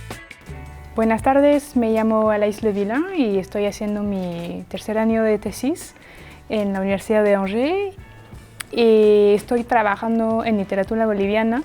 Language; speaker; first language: Spanish; non-native, fluent; French